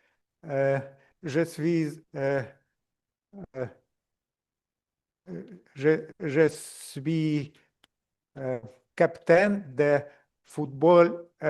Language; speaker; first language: French; non-native, learner; Russian